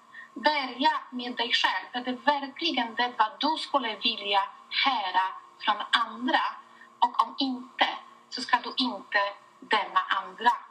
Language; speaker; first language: Swedish; non-native, fluent; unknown